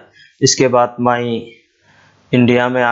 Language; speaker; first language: Hindi; non-native, learner; Rohingya